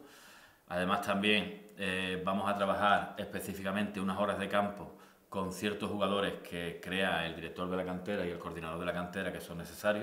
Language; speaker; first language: Spanish; native; Spanish